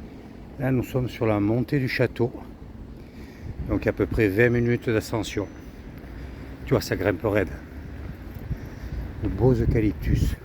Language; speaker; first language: French; native; French